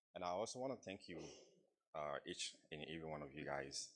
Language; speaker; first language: English; non-native, fluent; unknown